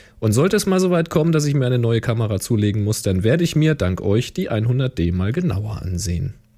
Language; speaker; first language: German; native; German